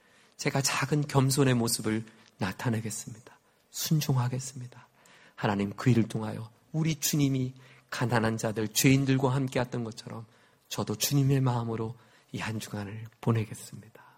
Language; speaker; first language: Korean; native; Korean